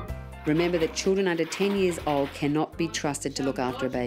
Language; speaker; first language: English; native; English